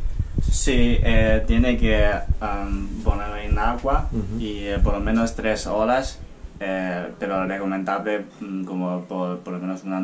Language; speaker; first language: Spanish; non-native, learner; Chinese